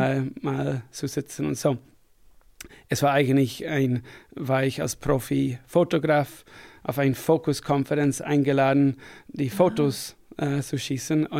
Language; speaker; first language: German; non-native, fluent; English